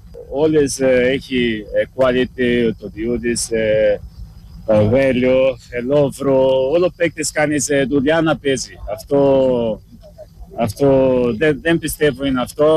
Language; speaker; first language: Greek; non-native, learner; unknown